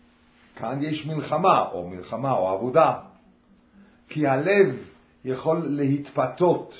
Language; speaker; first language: Hebrew; non-native, fluent; English